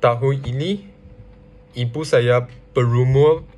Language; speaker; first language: Indonesian; non-native, learner; Chinese